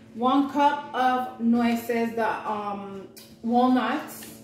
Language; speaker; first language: English; native; English